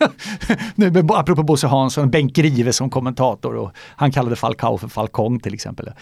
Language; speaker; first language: Swedish; native; Swedish